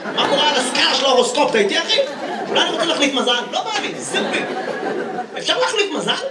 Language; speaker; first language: Hebrew; native; Hebrew